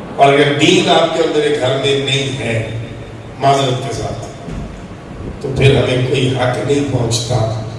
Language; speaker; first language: Urdu; non-native, local second language; Punjabi